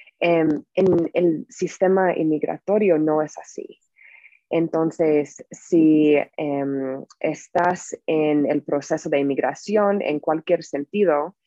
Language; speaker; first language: Spanish; non-native, fluent; English